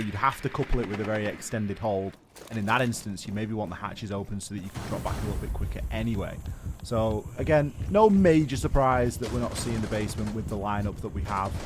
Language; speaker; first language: English; native; English